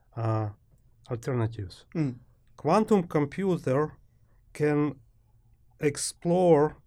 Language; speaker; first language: English; non-native, fluent; Ukrainian